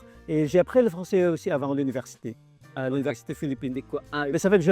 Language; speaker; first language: French; non-native, fluent; Filipino